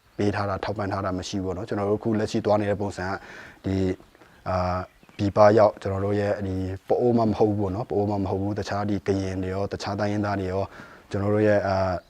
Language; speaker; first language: Burmese; non-native, local second language; Pa'o Karen